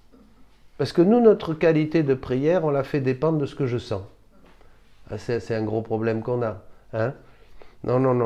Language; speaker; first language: French; native; French